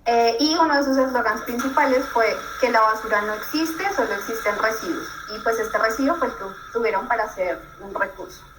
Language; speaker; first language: Spanish; native; Spanish